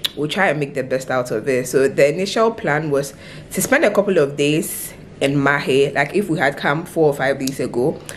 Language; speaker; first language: English; non-native, local second language; Akan